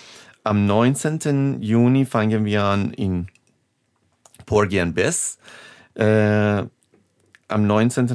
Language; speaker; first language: German; non-native, fluent; Persian